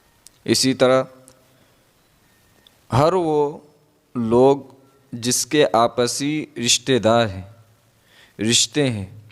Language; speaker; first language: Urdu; non-native, local second language; Gujarati